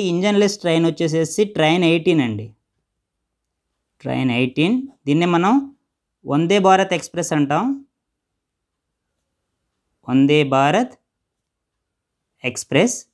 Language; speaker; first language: Telugu; native; Telugu